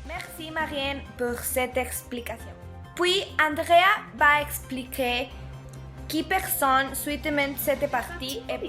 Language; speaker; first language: French; non-native, learner; Spanish